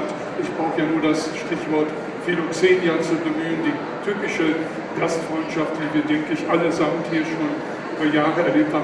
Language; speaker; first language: German; native; German